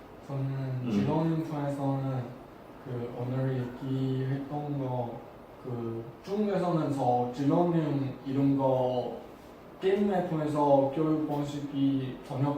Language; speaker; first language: Korean; non-native, learner; Chinese